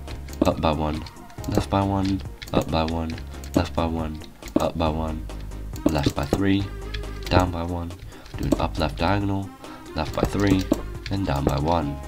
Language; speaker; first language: English; native; English